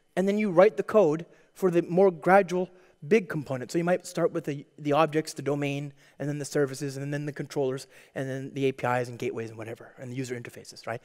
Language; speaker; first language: English; native; English